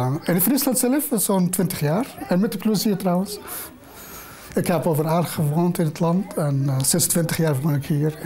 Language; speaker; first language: Dutch; non-native, fluent; Arabic